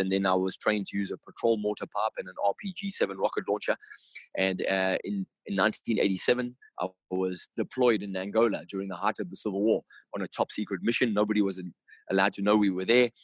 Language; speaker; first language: English; native; English